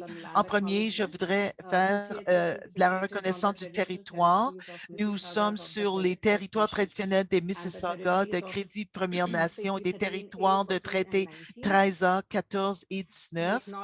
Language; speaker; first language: French; non-native, fluent; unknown